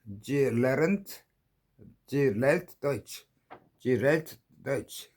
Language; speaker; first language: German; non-native, learner; Korean